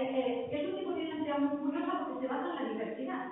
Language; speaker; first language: Spanish; native; Spanish